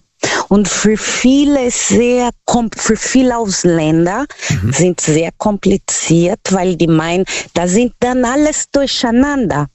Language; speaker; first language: German; non-native, learner; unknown